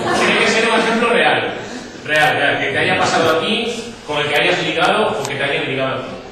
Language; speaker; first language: Spanish; native; Spanish